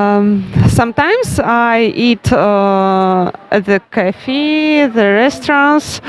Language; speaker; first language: English; non-native, learner; Russian